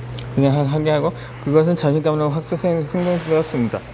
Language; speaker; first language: Korean; native; Korean